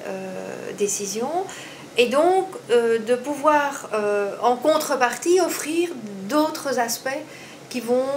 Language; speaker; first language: French; native; French